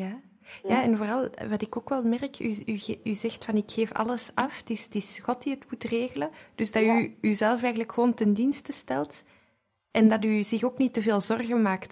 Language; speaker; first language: Dutch; native; Dutch